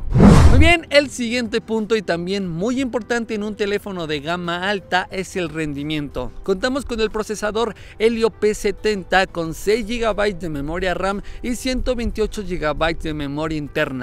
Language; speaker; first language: Spanish; native; Spanish